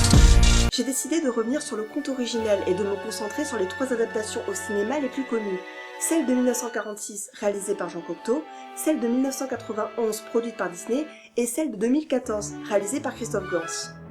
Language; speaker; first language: French; native; French